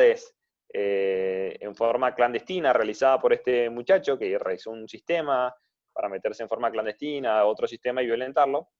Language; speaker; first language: Spanish; native; Spanish